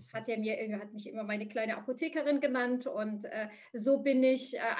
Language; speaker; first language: German; early bilingual, other home language; Arabic